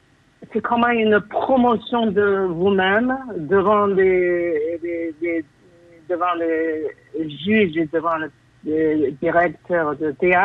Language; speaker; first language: French; non-native, fluent; Chinese